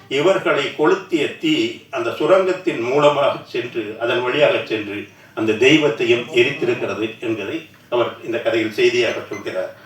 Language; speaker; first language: Tamil; native; Tamil